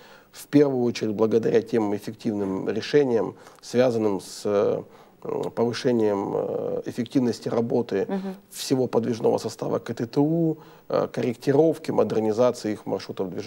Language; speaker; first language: Russian; native; Russian